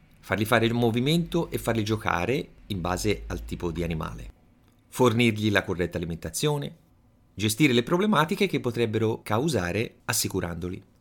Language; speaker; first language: Italian; native; Italian